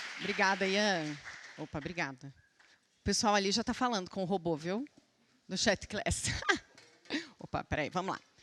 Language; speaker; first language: Portuguese; native; Portuguese